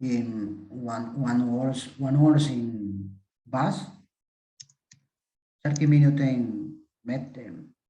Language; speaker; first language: English; non-native, learner; Spanish